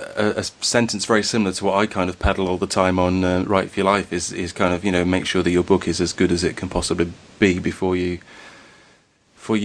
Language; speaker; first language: English; native; English